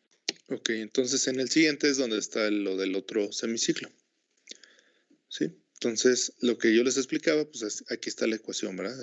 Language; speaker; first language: Spanish; native; Spanish